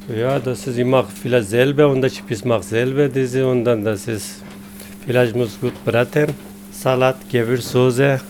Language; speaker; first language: German; non-native, learner; Turkish